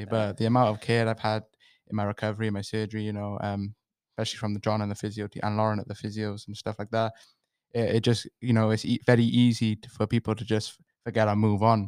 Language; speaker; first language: English; native; English